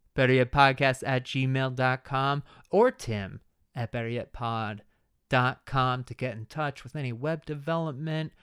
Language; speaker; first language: English; native; English